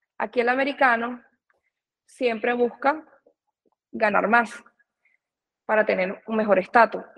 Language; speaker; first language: Spanish; native; Spanish